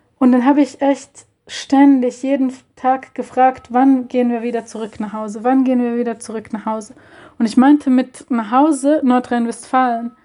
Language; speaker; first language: German; early bilingual, other home language; Bosnian